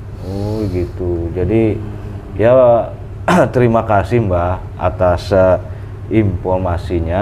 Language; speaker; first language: Indonesian; native; Indonesian